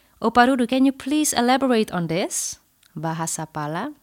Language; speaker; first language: English; non-native, fluent; Dutch